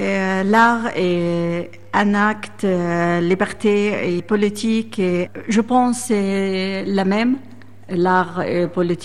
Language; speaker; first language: French; non-native, learner; Arabic